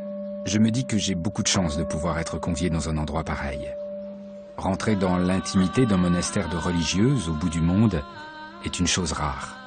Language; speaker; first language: French; native; French